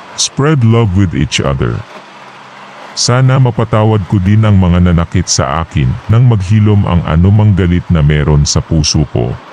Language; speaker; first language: Filipino; native; Filipino